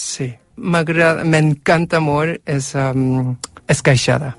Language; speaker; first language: Catalan; non-native, learner; Korean